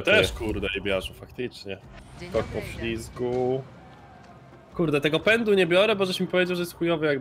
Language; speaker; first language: Polish; native; Polish